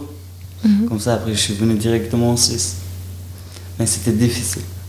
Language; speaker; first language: French; non-native, learner; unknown